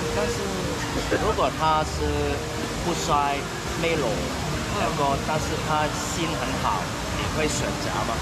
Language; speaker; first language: Chinese; non-native, local second language; Cantonese